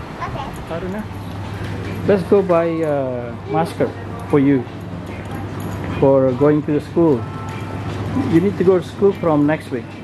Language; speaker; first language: English; non-native, fluent; Indonesian